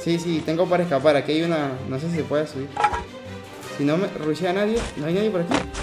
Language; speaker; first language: Spanish; native; Spanish